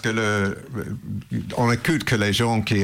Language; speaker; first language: French; non-native, learner; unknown